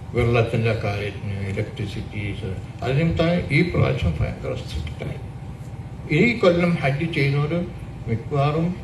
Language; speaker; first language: Malayalam; early bilingual, heritage; Malayalam